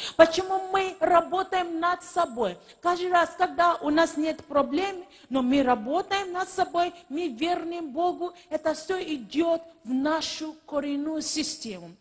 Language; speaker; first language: Russian; non-native, fluent; Yoruba